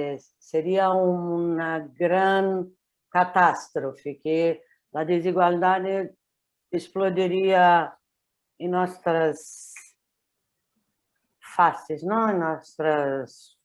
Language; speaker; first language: Spanish; non-native, learner; Portuguese